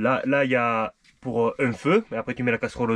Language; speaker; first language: French; native; French